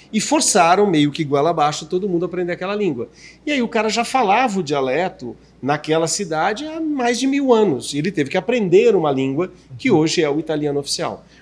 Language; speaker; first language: Portuguese; native; Portuguese